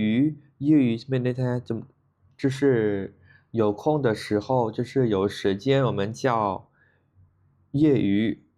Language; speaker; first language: Chinese; non-native, fluent; Khmer